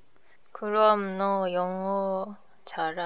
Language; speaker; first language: Korean; non-native, learner; Japanese